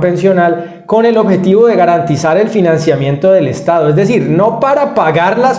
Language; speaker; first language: Spanish; native; Spanish